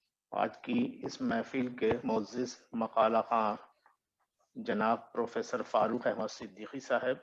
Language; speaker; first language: Urdu; native; Urdu